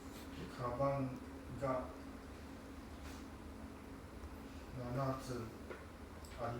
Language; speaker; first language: Japanese; non-native, learner; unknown